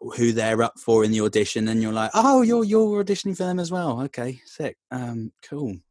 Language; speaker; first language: English; native; English